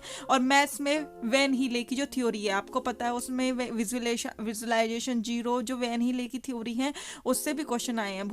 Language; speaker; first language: Hindi; native; Hindi